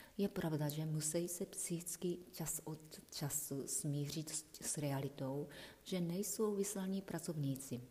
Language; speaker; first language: Czech; non-native, fluent; Japanese